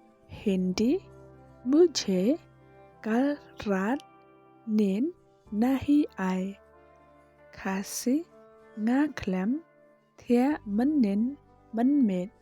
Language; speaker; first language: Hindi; non-native, local second language; Khasi